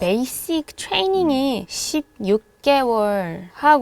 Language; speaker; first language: Korean; non-native, fluent; Hebrew